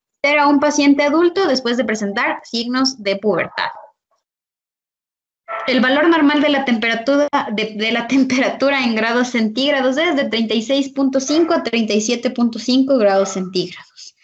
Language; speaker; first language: Spanish; native; Spanish